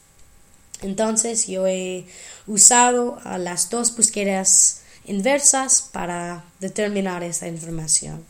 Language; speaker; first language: Spanish; non-native, fluent; English